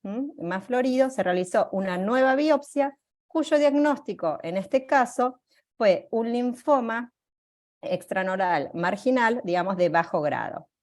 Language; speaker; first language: Spanish; native; Spanish